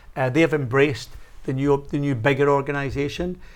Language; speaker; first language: English; native; English